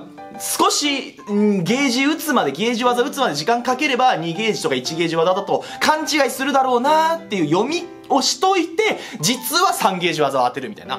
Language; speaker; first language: Japanese; native; Japanese